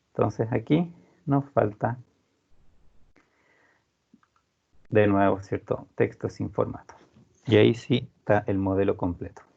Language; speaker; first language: Spanish; native; Spanish